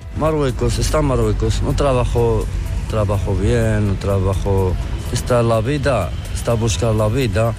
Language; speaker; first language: Spanish; non-native, learner; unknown